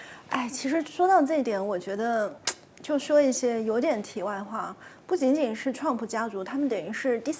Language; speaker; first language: Chinese; native; Chinese